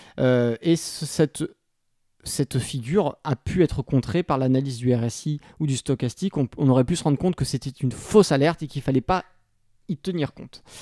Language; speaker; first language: French; native; French